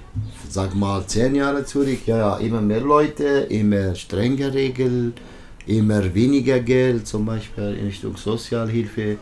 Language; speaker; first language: German; non-native, learner; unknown